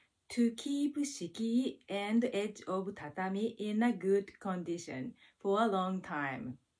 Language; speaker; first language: English; non-native, fluent; Japanese